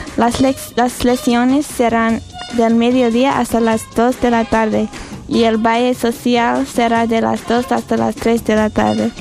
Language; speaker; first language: Spanish; non-native, learner; English